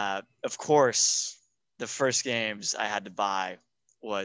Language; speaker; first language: English; native; English